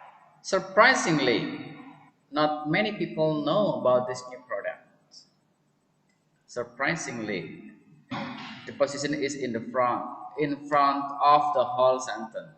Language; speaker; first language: English; non-native, fluent; Indonesian